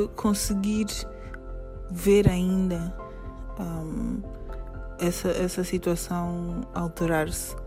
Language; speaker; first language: Portuguese; native; Portuguese